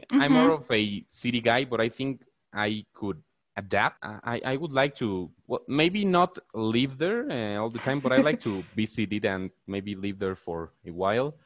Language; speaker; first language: English; non-native, fluent; Spanish